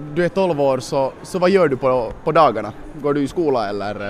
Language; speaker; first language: Swedish; native; Swedish